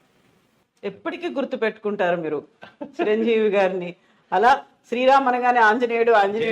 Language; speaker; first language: Telugu; native; Telugu